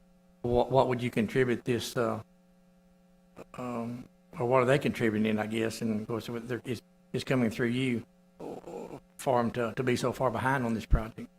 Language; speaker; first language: English; native; English